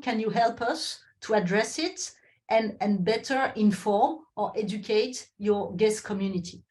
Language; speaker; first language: English; non-native, fluent; French